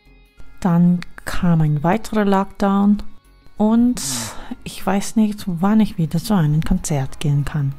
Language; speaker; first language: German; non-native, fluent; Korean